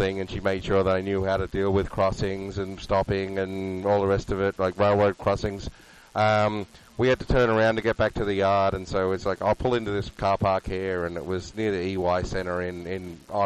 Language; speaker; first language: English; native; English